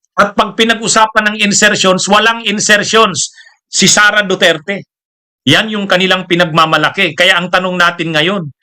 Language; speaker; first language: Filipino; non-native, local second language; Bikol